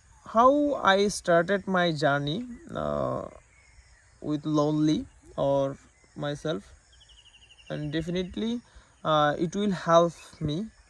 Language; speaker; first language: English; non-native, learner; Bangla